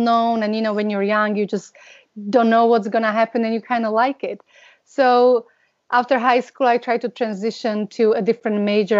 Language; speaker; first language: English; non-native, fluent; Slovak